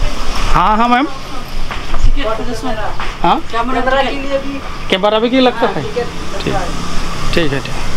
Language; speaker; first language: Hindi; non-native, local second language; Bangla